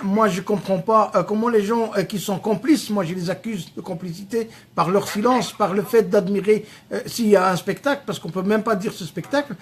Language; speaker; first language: French; non-native, local second language; Arabic